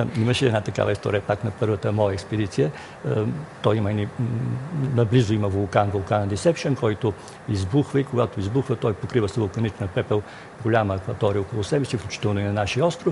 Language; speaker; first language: Bulgarian; native; Bulgarian